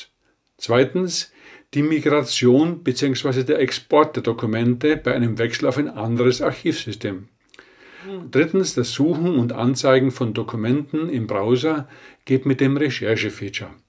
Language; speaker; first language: German; native; German